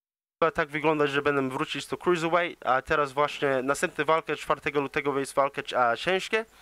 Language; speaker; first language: Polish; early bilingual, heritage; English